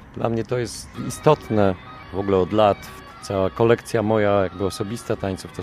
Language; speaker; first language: Polish; native; Polish